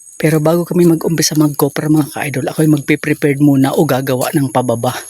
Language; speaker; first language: Filipino; non-native, local second language; Bikol